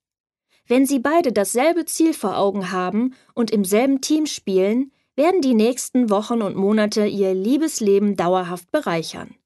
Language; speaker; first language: German; native; German